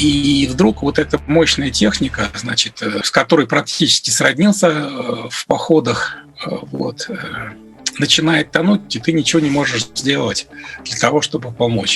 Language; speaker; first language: Russian; native; Russian